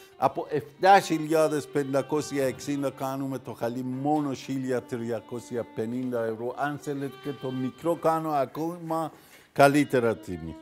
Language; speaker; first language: Greek; non-native, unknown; Persian